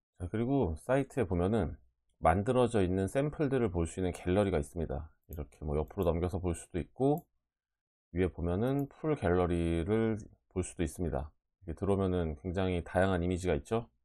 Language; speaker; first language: Korean; native; Korean